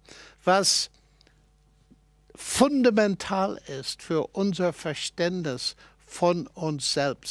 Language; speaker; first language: German; non-native, fluent; English